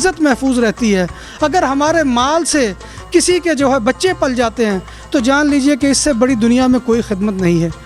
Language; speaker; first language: Urdu; native; Urdu